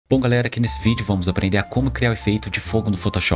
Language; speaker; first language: Portuguese; native; Portuguese